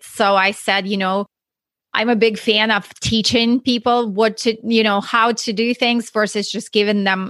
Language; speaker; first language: English; non-native, fluent; Russian